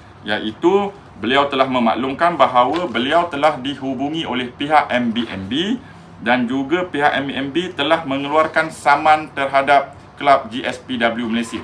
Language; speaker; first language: Malay; native; Malay